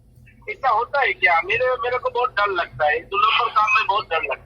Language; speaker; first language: Hindi; non-native, learner; Bangla